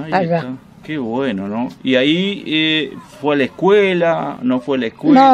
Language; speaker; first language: Spanish; native; Spanish